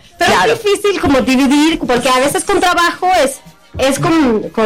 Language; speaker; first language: Spanish; non-native, fluent; Swedish